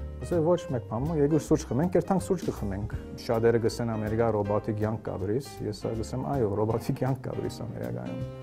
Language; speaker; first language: Armenian; early bilingual, heritage; Armenian